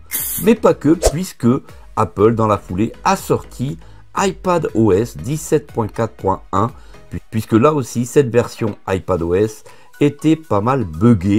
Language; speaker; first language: French; native; French